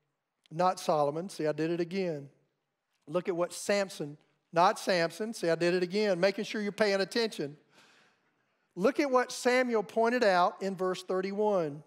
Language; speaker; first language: English; native; English